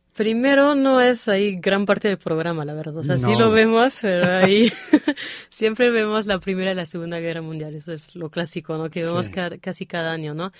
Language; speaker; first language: Spanish; non-native, fluent; French